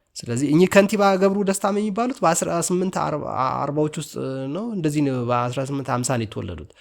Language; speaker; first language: Amharic; native; Amharic